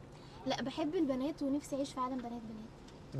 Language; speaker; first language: Arabic; native; Arabic